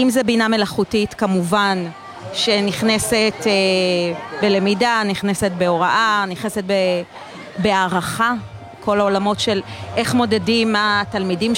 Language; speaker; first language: Hebrew; native; Hebrew